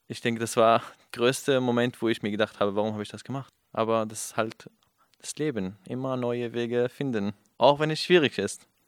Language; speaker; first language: German; non-native, fluent; Kurdish